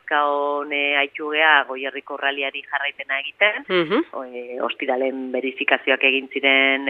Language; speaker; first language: Basque; native; Basque